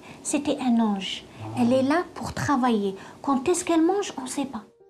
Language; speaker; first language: French; non-native, local second language; Arabic